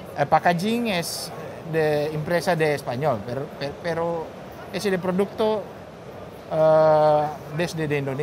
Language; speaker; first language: Spanish; non-native, learner; Indonesian